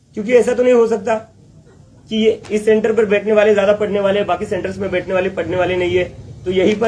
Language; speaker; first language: Hindi; non-native, local second language; Marathi